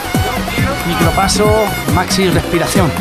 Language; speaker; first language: Spanish; native; Spanish